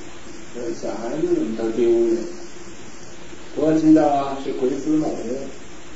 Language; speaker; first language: Chinese; native; Chinese